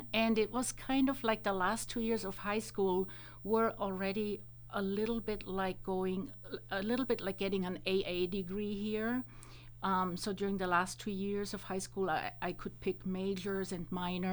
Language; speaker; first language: English; non-native, fluent; German